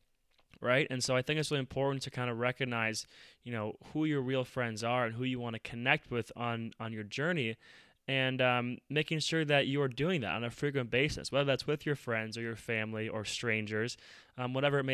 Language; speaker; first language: English; native; English